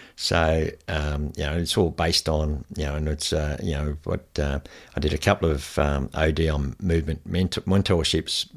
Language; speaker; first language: English; native; English